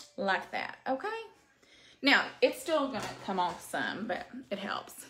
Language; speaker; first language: English; native; English